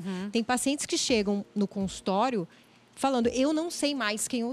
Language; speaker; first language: Portuguese; native; Portuguese